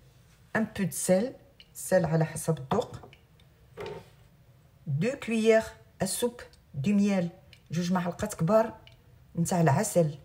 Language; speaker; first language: French; non-native, local second language; Arabic